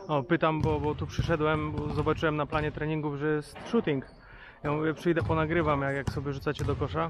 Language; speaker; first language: Polish; native; Polish